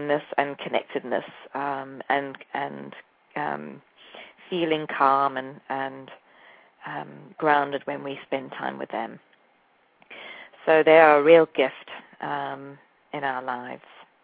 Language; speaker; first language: English; native; English